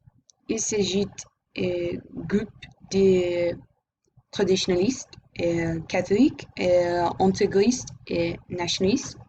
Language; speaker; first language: French; non-native, learner; English